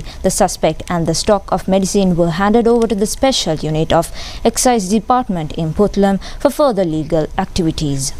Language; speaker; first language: English; non-native, local second language; Sinhala